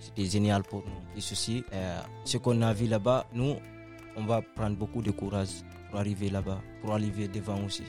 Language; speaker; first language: French; non-native, local second language; Fula